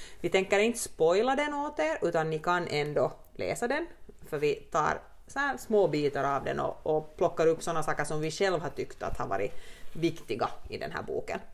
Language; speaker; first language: Swedish; native; Swedish